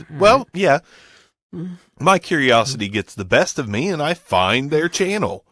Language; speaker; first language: English; native; English